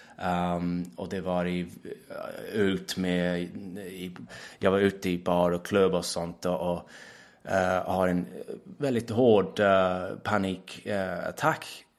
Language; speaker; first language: Swedish; non-native, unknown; English